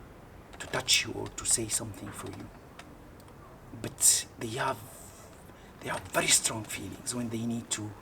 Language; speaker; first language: English; non-native, learner; Arabic